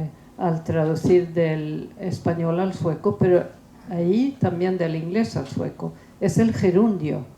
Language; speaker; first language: Spanish; non-native, fluent; Swedish